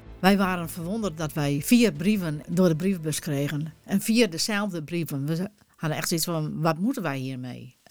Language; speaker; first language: Dutch; non-native, local second language; Western Frisian